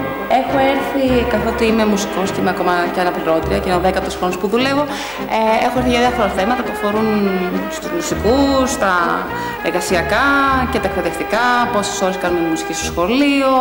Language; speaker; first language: Greek; native; Greek